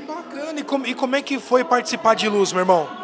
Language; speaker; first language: Portuguese; native; Portuguese